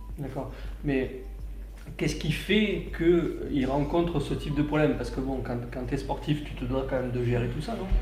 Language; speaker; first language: French; native; French